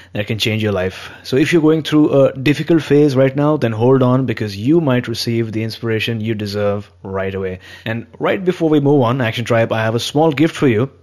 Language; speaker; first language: English; non-native, local second language; Hindi